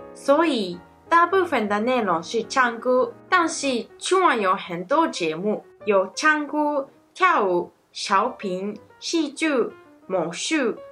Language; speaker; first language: Chinese; non-native, fluent; Japanese